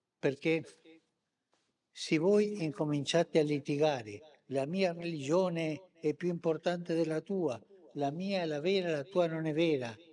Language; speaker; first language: Italian; non-native, fluent; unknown